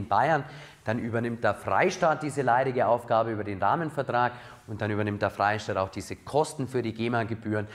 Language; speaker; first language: German; native; German